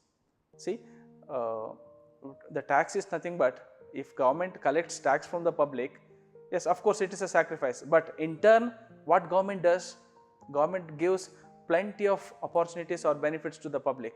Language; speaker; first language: English; non-native, local second language; Kannada